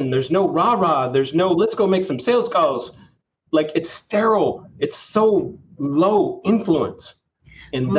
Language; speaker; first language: English; native; English